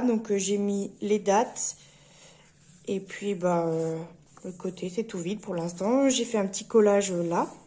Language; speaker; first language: French; native; French